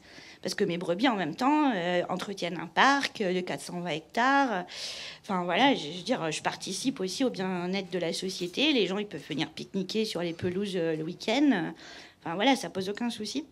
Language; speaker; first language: French; native; French